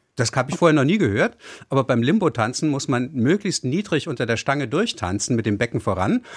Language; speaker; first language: German; native; German